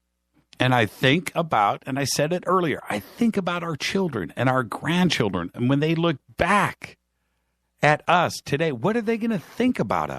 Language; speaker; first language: English; native; English